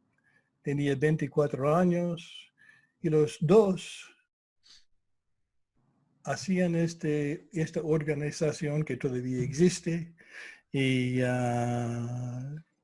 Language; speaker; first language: Spanish; non-native, fluent; English